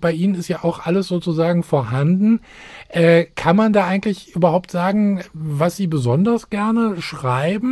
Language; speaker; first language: German; native; German